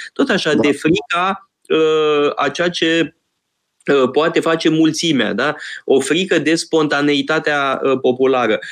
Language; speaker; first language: Romanian; native; Romanian